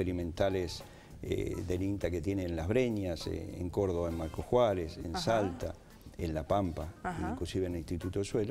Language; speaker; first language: Spanish; native; Spanish